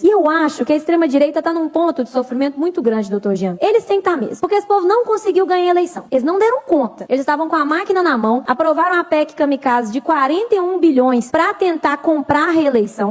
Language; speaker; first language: Portuguese; native; Portuguese